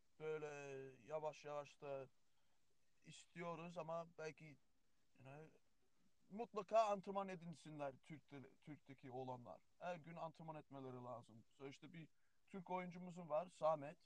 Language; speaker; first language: Turkish; early bilingual, heritage; Turkish